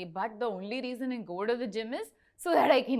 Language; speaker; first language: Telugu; non-native, learner; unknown